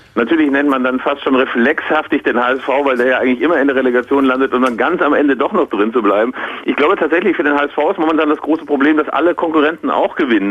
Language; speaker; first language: German; native; German